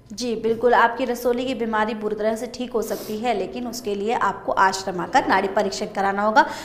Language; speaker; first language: Hindi; native; Hindi